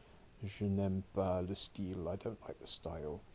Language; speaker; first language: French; non-native, fluent; English